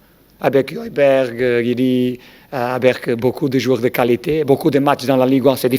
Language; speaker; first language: French; non-native, learner; Portuguese